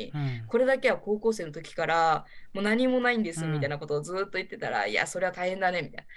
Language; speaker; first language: Japanese; native; Japanese